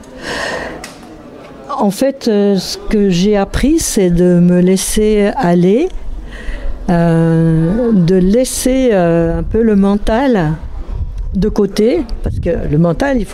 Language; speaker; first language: French; native; French